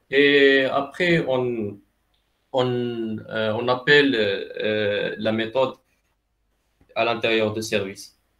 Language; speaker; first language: French; non-native, local second language; Arabic